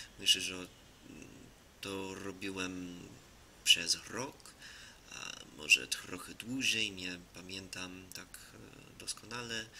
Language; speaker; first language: Polish; non-native, learner; English